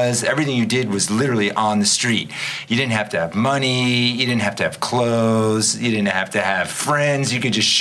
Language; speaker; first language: English; native; English